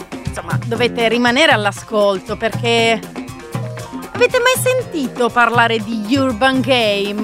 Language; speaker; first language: Italian; native; Italian